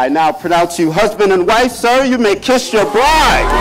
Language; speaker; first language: English; native; English